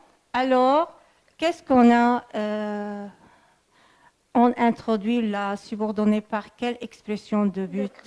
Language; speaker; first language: French; non-native, fluent; Arabic